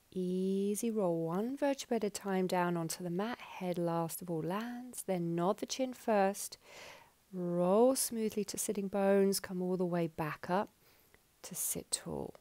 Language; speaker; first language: English; native; English